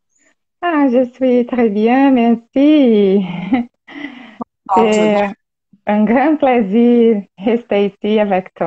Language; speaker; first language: French; non-native, learner; Portuguese